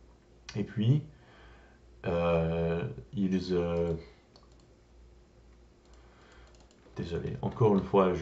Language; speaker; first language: French; non-native, learner; English